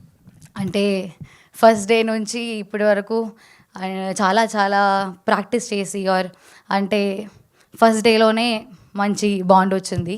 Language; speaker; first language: Telugu; non-native, learner; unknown